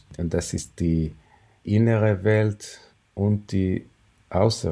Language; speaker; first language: German; non-native, fluent; Hebrew